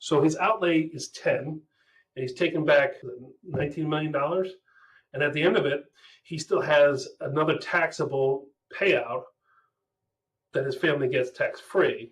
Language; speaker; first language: English; native; English